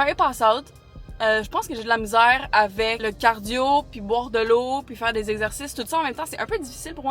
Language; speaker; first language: French; native; French